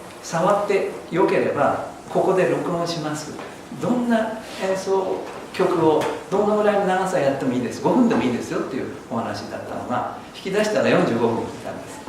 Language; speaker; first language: Japanese; native; Japanese